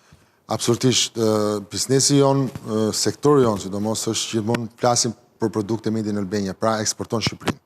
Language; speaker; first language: Albanian; native; Albanian